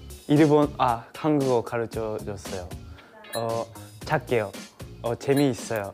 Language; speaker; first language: Korean; non-native, learner; Japanese